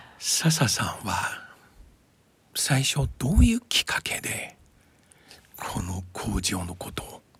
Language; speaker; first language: Japanese; non-native, fluent; Chinese